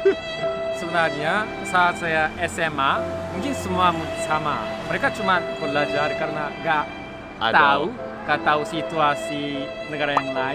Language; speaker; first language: Indonesian; non-native, learner; Korean